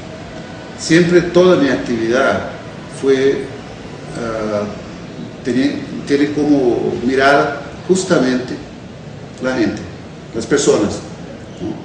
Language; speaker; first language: Spanish; non-native, fluent; Portuguese